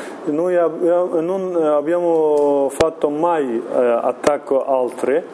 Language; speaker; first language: Italian; non-native, learner; Kurdish